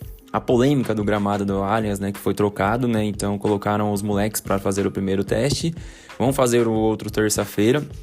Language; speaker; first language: Portuguese; native; Portuguese